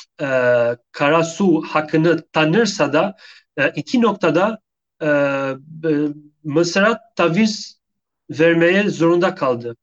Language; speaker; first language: Turkish; non-native, fluent; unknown